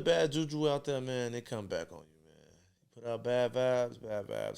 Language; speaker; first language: English; native; English